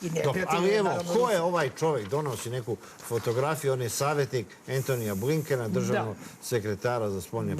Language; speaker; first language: Bosnian; native; Bosnian